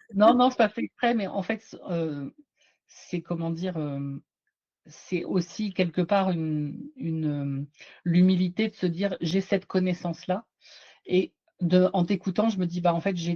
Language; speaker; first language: French; native; French